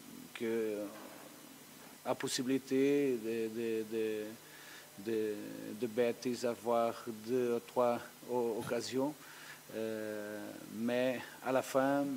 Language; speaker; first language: French; non-native, learner; Spanish